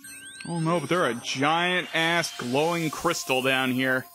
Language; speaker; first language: English; native; English